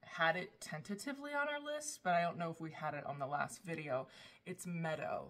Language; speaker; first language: English; native; English